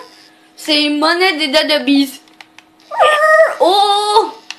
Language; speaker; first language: French; native; French